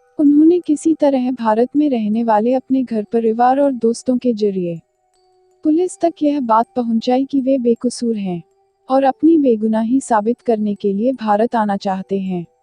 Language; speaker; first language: Hindi; native; Hindi